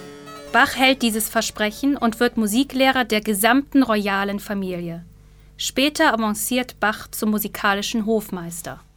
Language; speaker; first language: German; native; German